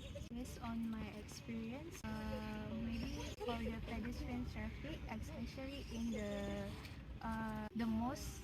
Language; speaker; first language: English; non-native, local second language; Malay